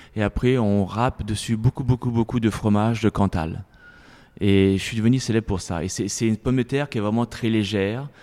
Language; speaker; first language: French; native; French